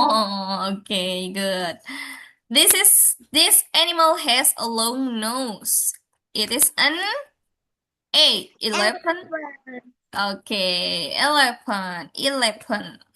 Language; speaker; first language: English; non-native, local second language; Indonesian